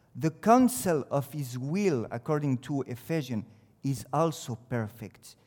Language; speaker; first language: English; non-native, fluent; French